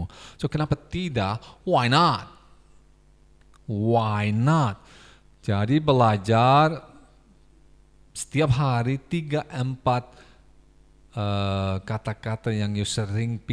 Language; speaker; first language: Indonesian; non-native, fluent; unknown